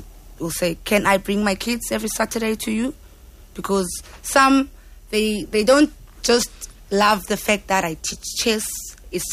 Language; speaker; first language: English; non-native, local second language; Xhosa